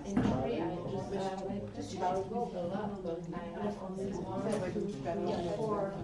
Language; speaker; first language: English; non-native, learner; French